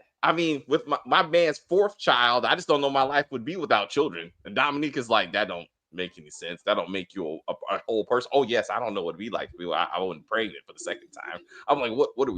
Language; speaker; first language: English; native; English